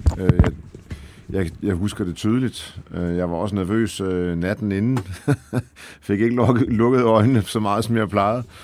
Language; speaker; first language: Danish; early bilingual, other home language; Polish